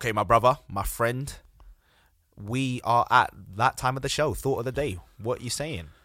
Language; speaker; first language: English; native; English